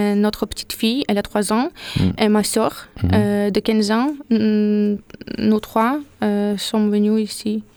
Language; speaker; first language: French; non-native, learner; Ukrainian